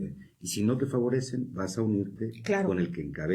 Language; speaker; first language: Spanish; native; Spanish